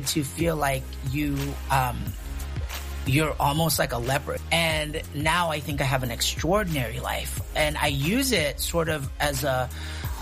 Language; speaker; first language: English; early bilingual, other home language; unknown